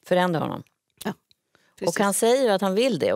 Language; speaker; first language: Swedish; native; Swedish